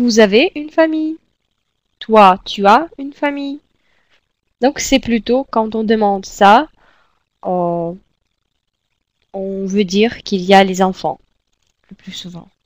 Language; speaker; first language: French; non-native, fluent; Russian